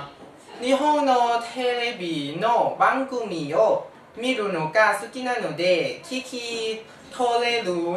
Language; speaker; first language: Japanese; non-native, learner; Thai